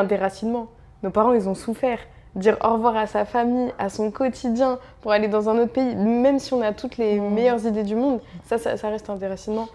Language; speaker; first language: French; early bilingual, other home language; Arabic